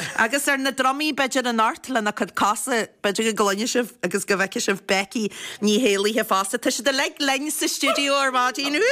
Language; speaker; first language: Irish; native; Irish